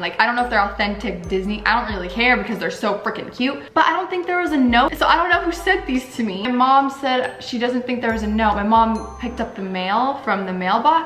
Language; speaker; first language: English; native; English